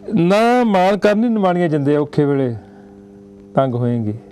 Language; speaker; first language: Punjabi; native; Punjabi